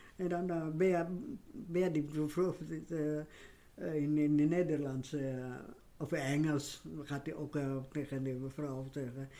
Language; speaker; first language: Dutch; non-native, learner; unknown